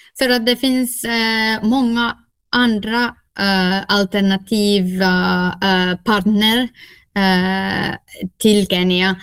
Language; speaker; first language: Swedish; non-native, fluent; Finnish